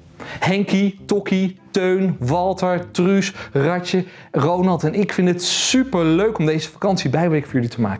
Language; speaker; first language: Dutch; native; Dutch